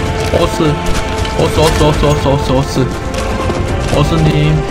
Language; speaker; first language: Korean; native; Korean